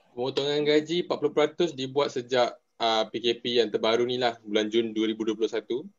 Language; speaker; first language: Malay; native; Malay